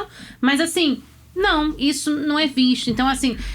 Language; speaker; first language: Portuguese; native; Portuguese